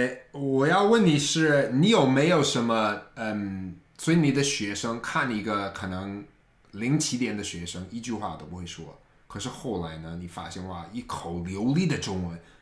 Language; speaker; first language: Chinese; non-native, fluent; English